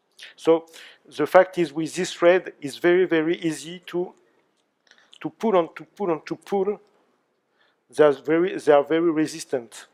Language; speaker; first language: English; non-native, learner; French